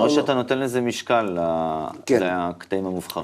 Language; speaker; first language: Hebrew; native; Hebrew